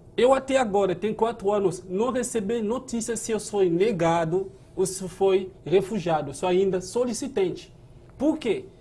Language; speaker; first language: Portuguese; non-native, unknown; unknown